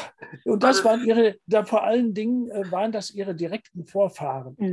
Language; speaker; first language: German; native; German